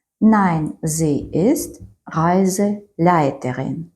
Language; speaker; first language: German; non-native, fluent; Ukrainian